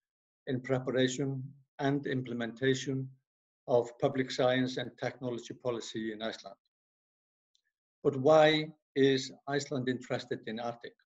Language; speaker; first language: English; non-native, fluent; Icelandic